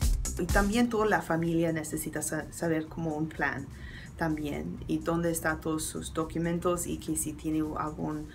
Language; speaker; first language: Spanish; non-native, learner; English